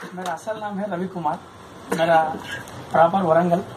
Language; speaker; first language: Hindi; non-native, local second language; Telugu